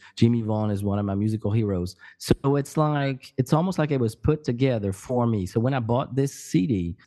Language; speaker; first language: English; non-native, fluent; French